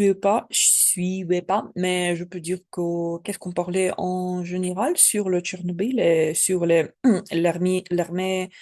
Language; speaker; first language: French; non-native, learner; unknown